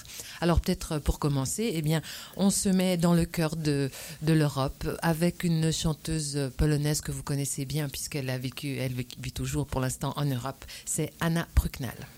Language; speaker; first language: French; native; French